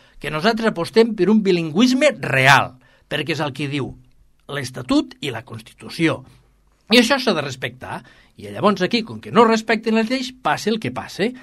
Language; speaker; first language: Catalan; native; Catalan